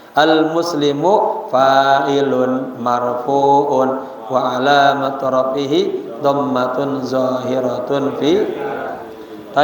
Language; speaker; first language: Arabic; non-native, fluent; Indonesian